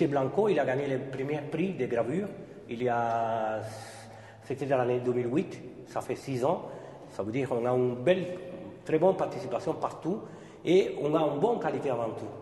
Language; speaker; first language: French; non-native, fluent; Spanish